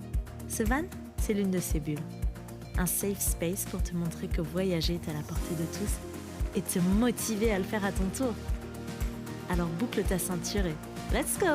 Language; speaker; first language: French; native; French